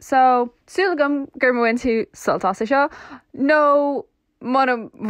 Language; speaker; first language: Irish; non-native, local second language; English